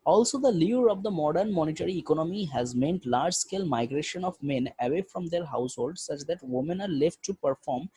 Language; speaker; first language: English; non-native, local second language; Bangla